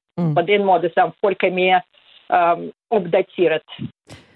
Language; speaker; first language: Danish; non-native, fluent; Russian